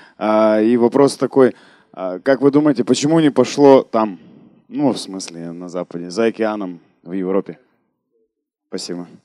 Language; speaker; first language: Russian; native; Russian